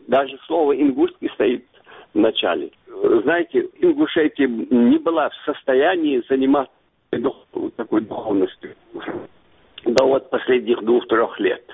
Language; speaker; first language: Russian; non-native, local second language; Ingush